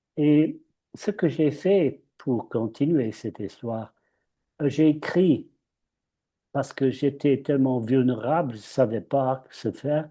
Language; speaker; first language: French; non-native, fluent; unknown